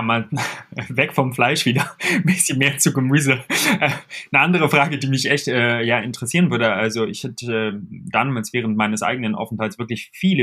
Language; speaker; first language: German; native; German